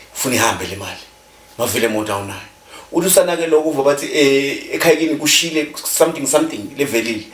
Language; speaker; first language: Zulu; non-native, local second language; Swati